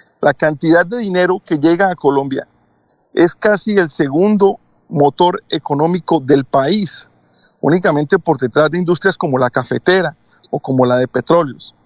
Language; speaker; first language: Spanish; native; Spanish